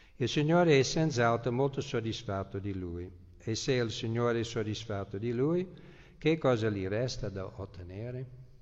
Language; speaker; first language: Italian; non-native, fluent; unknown